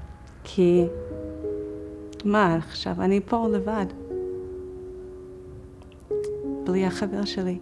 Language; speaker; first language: Hebrew; non-native, fluent; English